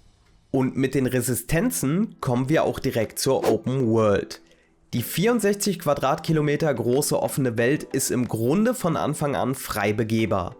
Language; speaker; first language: German; native; German